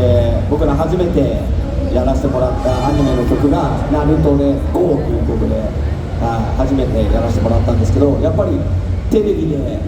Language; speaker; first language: Japanese; native; Japanese